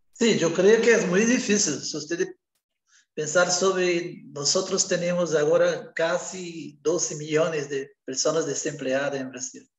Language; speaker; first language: Spanish; non-native, learner; Portuguese